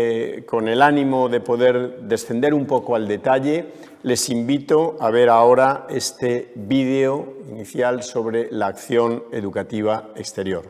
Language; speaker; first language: Spanish; native; Spanish